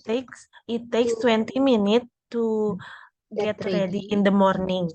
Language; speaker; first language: English; non-native, learner; Indonesian